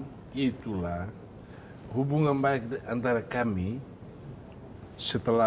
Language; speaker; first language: Indonesian; non-native, fluent; Tetum